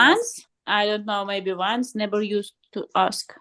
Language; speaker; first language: English; non-native, learner; Russian